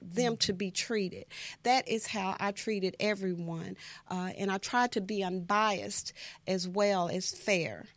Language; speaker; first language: English; native; English